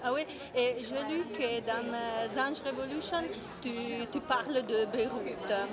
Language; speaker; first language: French; non-native, learner; Italian